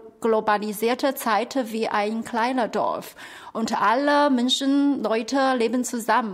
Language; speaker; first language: German; non-native, fluent; Chinese